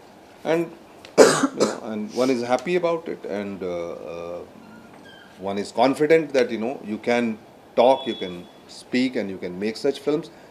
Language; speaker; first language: English; non-native, local second language; Hindi